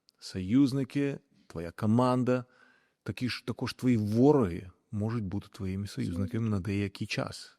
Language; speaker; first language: Ukrainian; non-native, local second language; Russian